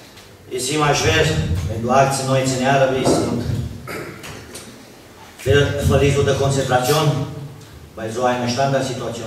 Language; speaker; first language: German; non-native, fluent; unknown